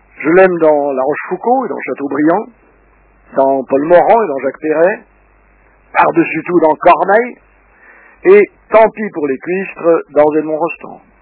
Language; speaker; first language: French; early bilingual, other home language; Russian